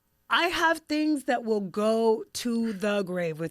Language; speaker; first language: English; native; English